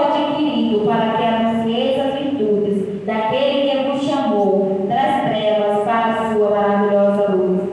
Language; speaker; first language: Portuguese; native; Portuguese